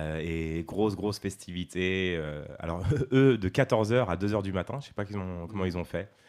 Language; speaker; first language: French; native; French